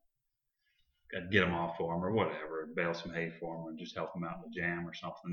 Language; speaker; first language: English; native; English